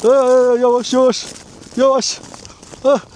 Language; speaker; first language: Turkish; non-native, learner; Mongolian